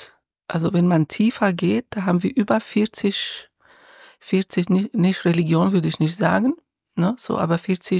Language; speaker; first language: German; non-native, learner; Arabic